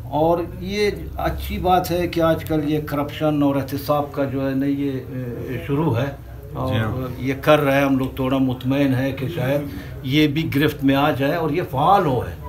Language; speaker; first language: Urdu; non-native, local second language; Hazaragi